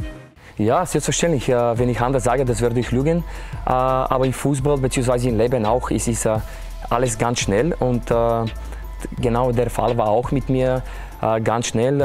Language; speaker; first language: German; non-native, fluent; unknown